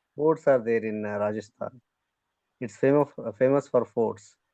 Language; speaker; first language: English; non-native, learner; Kannada